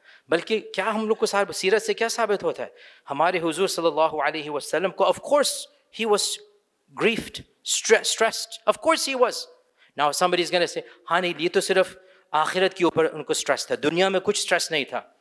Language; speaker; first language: Urdu; early bilingual, other home language; English